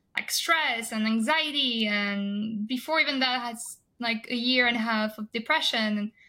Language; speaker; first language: English; non-native, fluent; French